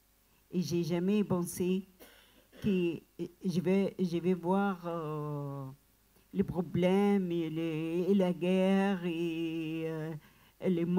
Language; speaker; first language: French; non-native, learner; Arabic